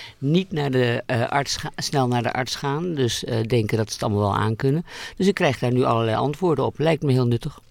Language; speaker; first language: Dutch; native; Dutch